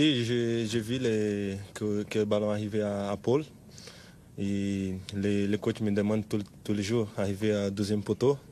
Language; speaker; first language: French; non-native, learner; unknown